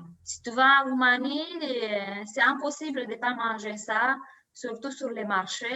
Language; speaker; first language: French; non-native, learner; Romanian